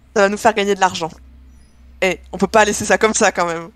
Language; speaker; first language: French; native; French